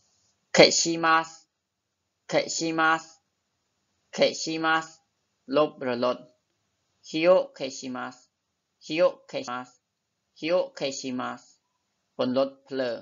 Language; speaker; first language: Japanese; non-native, fluent; Khmer